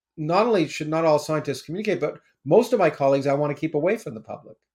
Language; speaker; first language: English; native; English